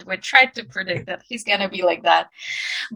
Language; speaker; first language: English; non-native, fluent; Ukrainian